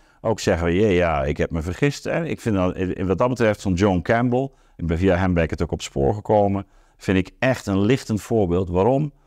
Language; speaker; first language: Dutch; native; Dutch